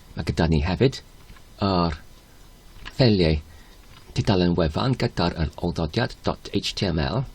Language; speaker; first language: Welsh; non-native, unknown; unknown